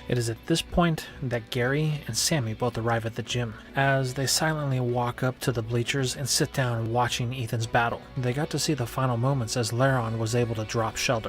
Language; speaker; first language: English; native; English